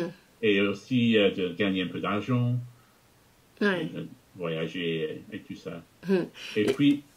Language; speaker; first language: French; non-native, fluent; English